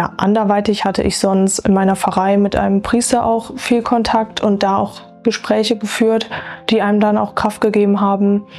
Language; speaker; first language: German; native; German